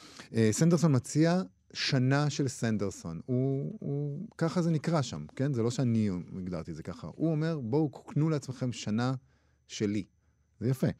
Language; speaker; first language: Hebrew; native; Hebrew